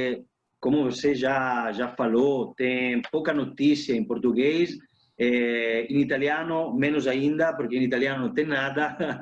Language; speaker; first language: Portuguese; non-native, fluent; Italian